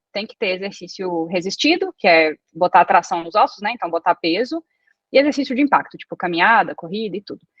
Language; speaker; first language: Portuguese; early bilingual, other home language; Italian